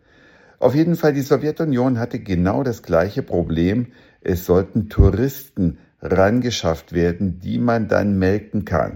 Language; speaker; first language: German; native; German